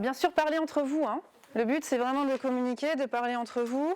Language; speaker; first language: French; native; French